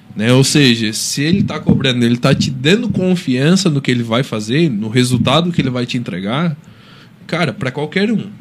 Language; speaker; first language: Portuguese; native; Portuguese